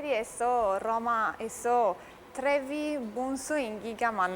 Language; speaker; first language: Korean; non-native, fluent; Russian